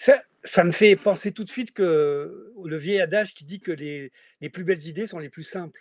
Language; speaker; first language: French; native; French